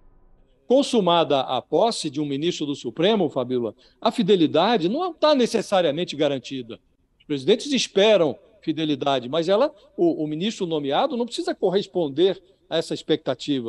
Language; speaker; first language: Portuguese; native; Portuguese